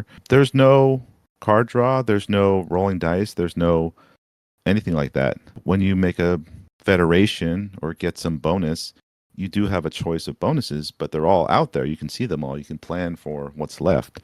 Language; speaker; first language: English; native; English